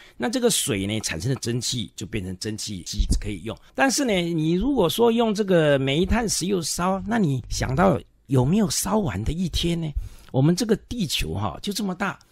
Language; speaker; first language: Chinese; native; Chinese